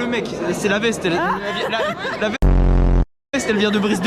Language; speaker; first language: French; native; French